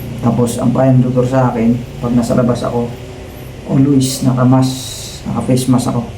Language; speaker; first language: Filipino; non-native, local second language; Cebuano